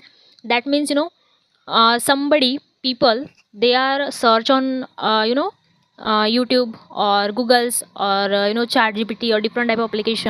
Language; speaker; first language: English; non-native, learner; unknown